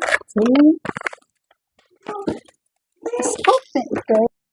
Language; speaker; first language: English; non-native, fluent; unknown